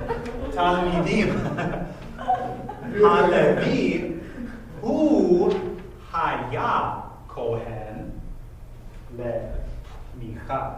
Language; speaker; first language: Hebrew; non-native, fluent; English